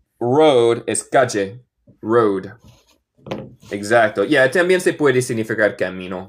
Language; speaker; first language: Spanish; non-native, fluent; English